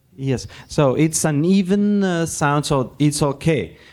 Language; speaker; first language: English; non-native, fluent; Spanish